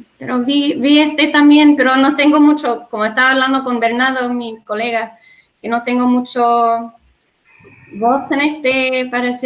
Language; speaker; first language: Spanish; non-native, learner; English